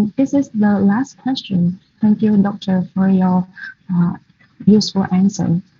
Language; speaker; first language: English; non-native, fluent; Vietnamese